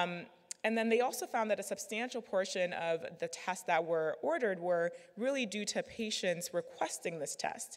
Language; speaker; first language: English; native; English